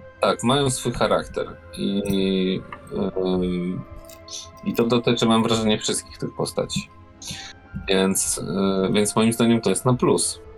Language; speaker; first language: Polish; native; Polish